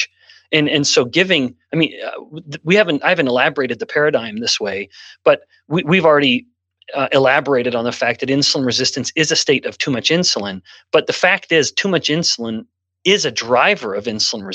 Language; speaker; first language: English; native; English